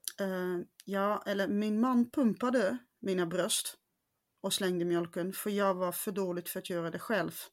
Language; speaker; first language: Swedish; non-native, fluent; Dutch